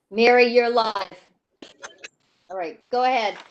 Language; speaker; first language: English; native; English